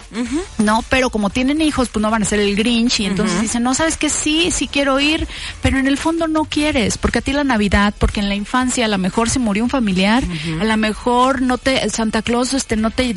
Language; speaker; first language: Spanish; native; Spanish